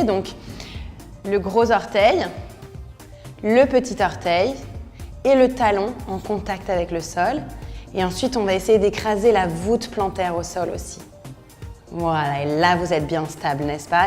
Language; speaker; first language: French; native; French